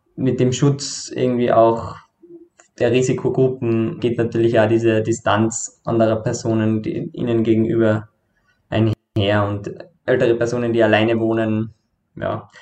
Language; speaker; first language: German; native; German